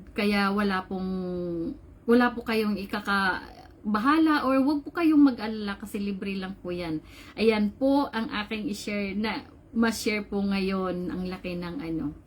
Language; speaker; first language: Filipino; non-native, local second language; Cebuano